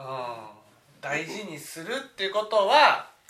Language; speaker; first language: Japanese; native; Japanese